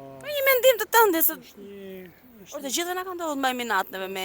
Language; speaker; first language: Albanian; native; Albanian